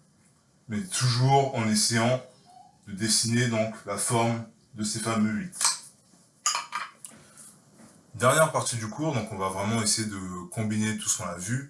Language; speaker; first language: French; native; French